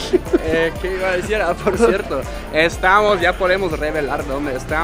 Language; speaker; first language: Spanish; non-native, fluent; German